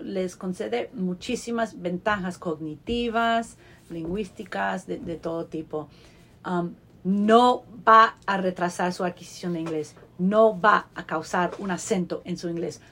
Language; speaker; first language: Spanish; non-native, fluent; English